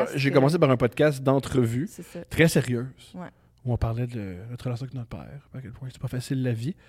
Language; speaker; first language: French; native; French